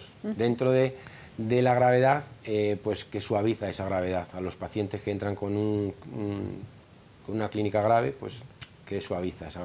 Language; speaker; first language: Spanish; native; Spanish